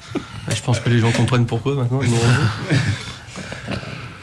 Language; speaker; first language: French; native; French